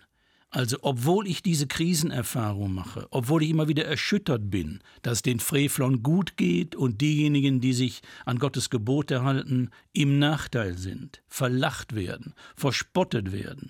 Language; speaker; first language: German; native; German